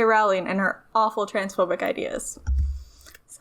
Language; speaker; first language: English; native; English